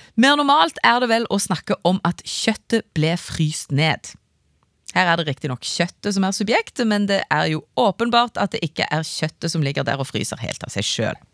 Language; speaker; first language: Norwegian; native; Norwegian